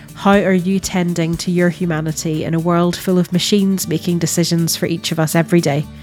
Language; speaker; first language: English; native; English